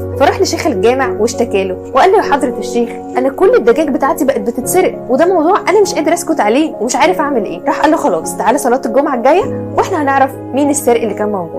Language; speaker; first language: Arabic; native; Arabic